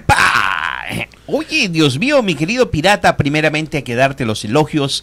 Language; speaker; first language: Spanish; native; Spanish